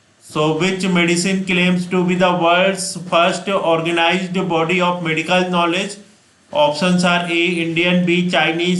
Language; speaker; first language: English; non-native, local second language; Hindi